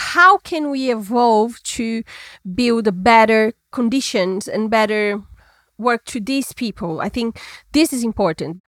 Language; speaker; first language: English; non-native, fluent; Portuguese